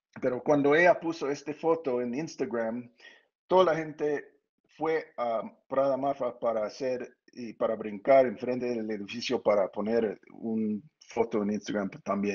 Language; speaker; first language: Spanish; early bilingual, heritage; Spanish